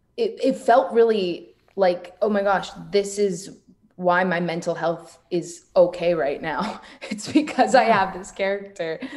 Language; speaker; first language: English; native; English